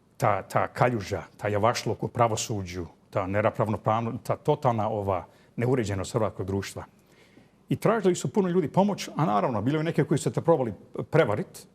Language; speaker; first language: Bosnian; early bilingual, heritage; Croatian